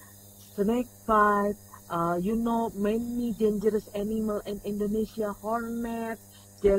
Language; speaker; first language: English; non-native, learner; Indonesian